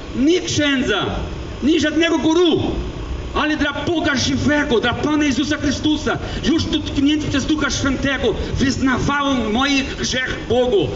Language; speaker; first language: Polish; early bilingual, heritage; Polish